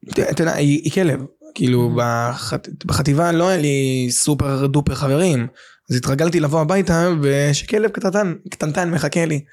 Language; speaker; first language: Hebrew; native; Hebrew